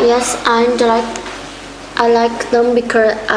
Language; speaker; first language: English; non-native, learner; Vietnamese